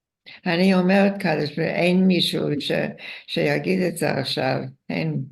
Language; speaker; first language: Hebrew; non-native, fluent; Yiddish